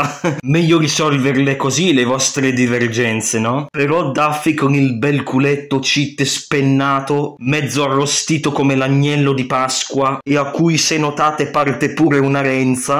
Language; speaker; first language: Italian; native; Italian